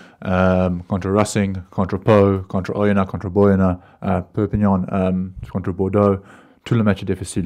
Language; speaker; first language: French; non-native, learner; English